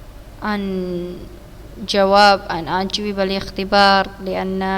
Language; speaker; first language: Arabic; non-native, fluent; Indonesian